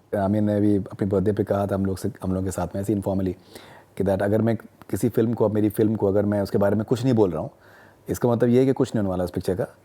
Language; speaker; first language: Hindi; native; Hindi